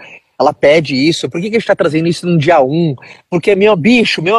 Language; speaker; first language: Portuguese; native; Portuguese